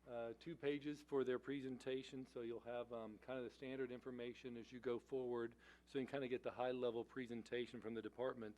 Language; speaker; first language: English; native; English